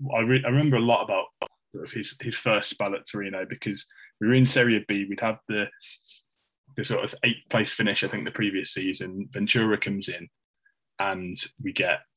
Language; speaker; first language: English; native; English